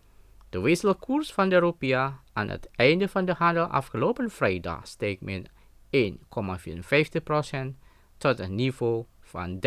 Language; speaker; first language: Dutch; non-native, fluent; Indonesian